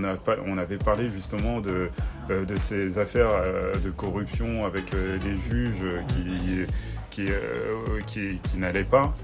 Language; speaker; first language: French; native; French